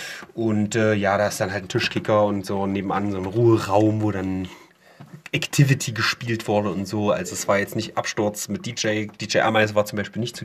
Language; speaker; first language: German; native; German